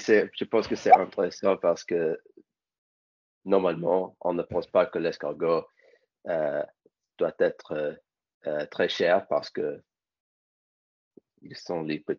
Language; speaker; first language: French; non-native, learner; English